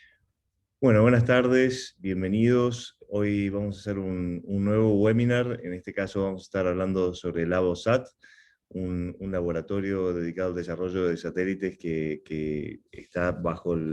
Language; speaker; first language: Spanish; native; Spanish